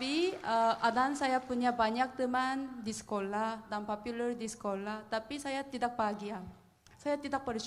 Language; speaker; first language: Indonesian; non-native, fluent; Korean